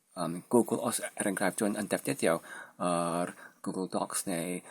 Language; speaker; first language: Welsh; non-native, learner; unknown